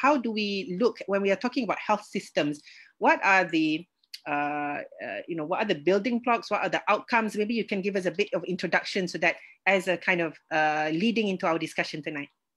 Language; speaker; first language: English; non-native, local second language; Malay